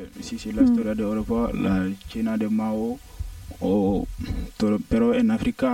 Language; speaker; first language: Spanish; non-native, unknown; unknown